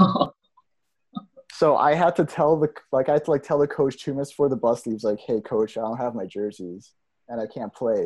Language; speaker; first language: English; native; English